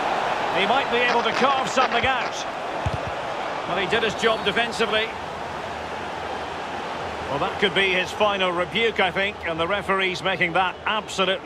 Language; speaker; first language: English; native; English